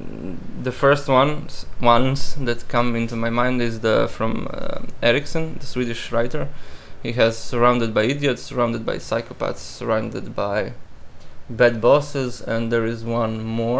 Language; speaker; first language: English; non-native, fluent; Croatian